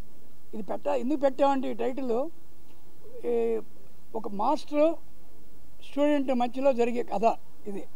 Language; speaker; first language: Telugu; native; Telugu